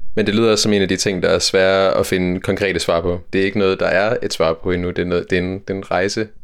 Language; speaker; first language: Danish; native; Danish